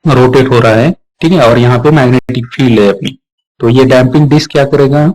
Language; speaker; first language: Hindi; non-native, local second language; Marathi